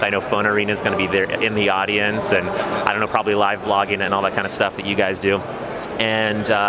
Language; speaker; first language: English; native; English